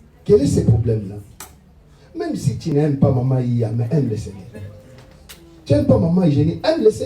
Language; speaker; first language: French; non-native, local second language; Lingala